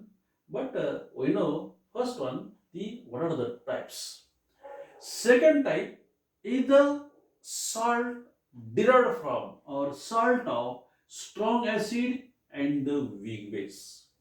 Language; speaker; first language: English; non-native, local second language; Marathi